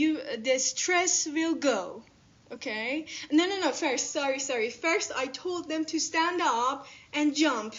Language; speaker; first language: English; non-native, fluent; Persian